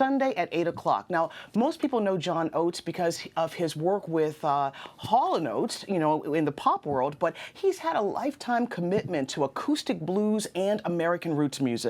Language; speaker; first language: English; native; English